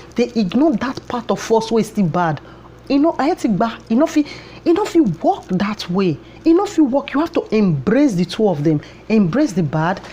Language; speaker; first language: Nigerian Pidgin; non-native, local second language; Bini